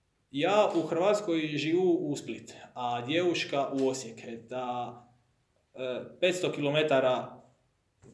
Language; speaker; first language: Russian; non-native, learner; Croatian